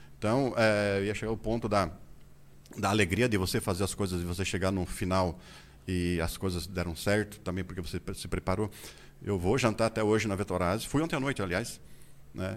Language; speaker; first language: Portuguese; native; Portuguese